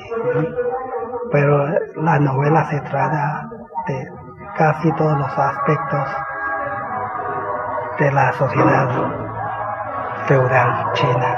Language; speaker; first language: Spanish; non-native, fluent; Chinese